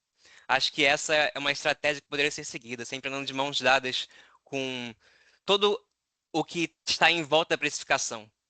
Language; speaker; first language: Portuguese; native; Portuguese